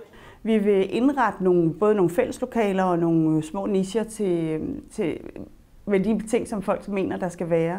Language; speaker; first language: Danish; native; Danish